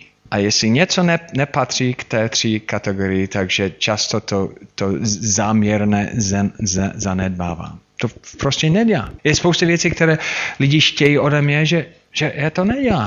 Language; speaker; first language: Czech; non-native, fluent; English